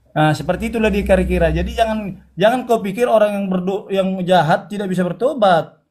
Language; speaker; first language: Indonesian; non-native, local second language; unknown